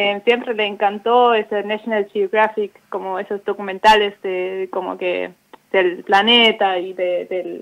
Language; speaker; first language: Spanish; non-native, fluent; German